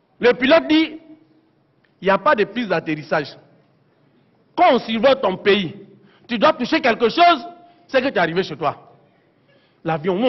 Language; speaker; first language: French; non-native, local second language; Bambara